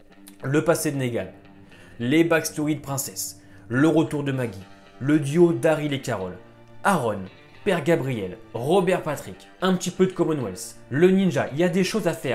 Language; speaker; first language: French; native; French